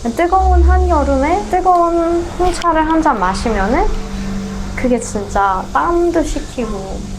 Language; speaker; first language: Korean; non-native, fluent; Persian